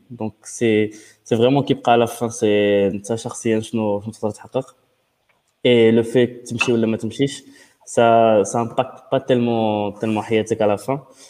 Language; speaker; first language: French; non-native, local second language; Arabic